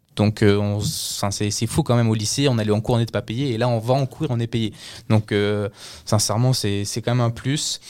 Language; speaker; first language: French; early bilingual, other home language; Spanish